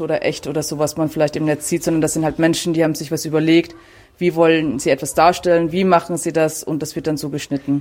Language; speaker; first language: German; native; German